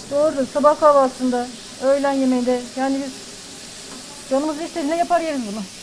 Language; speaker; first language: Turkish; native; Turkish